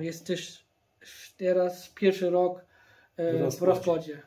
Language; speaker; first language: Polish; early bilingual, heritage; German